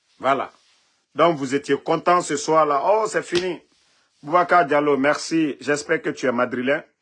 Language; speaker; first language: French; non-native, local second language; Mandingo